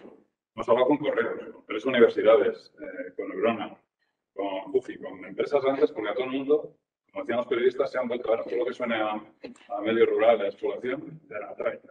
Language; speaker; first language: Spanish; native; Spanish